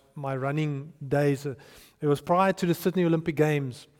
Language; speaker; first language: English; non-native, local second language; Afrikaans